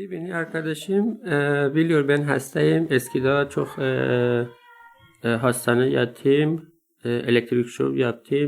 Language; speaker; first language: Turkish; non-native, learner; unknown